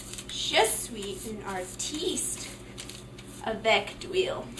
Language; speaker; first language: French; non-native, learner; English